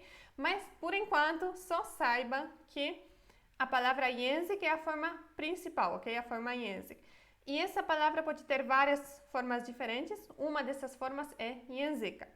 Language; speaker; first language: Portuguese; non-native, fluent; Polish